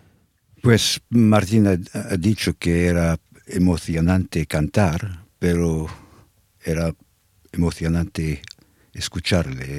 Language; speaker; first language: Spanish; non-native, fluent; English